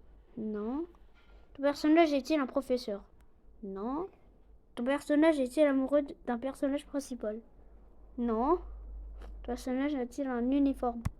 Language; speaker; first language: French; non-native, local second language; Arabic